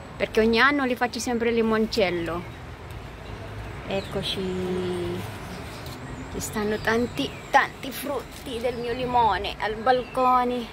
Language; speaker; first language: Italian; non-native, learner; Filipino